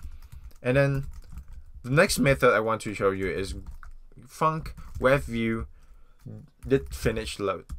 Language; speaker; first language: English; non-native, fluent; Vietnamese